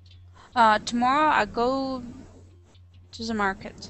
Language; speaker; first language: English; non-native, learner; Russian